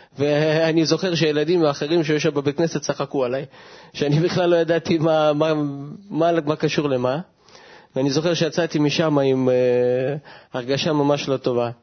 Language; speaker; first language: Hebrew; early bilingual, other home language; Russian